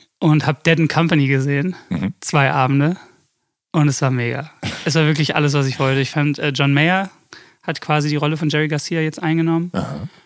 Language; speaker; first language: German; early bilingual, other home language; English